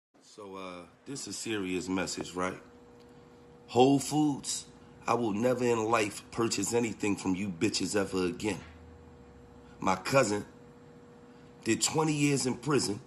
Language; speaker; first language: English; native; English